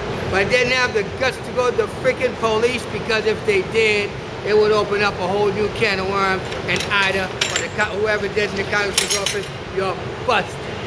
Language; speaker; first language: English; native; English